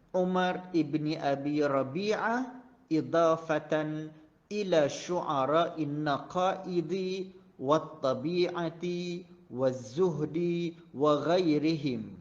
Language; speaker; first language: Arabic; non-native, fluent; Malay